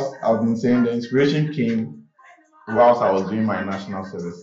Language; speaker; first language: English; non-native, local second language; Akan